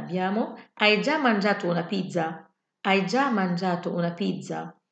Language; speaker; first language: Italian; non-native, fluent; Arabic